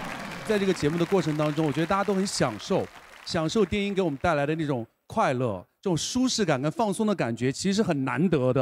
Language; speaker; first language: Chinese; native; Chinese